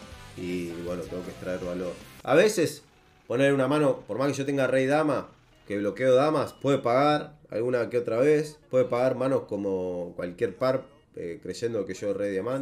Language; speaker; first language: Spanish; native; Spanish